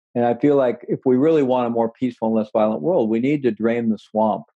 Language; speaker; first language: English; native; English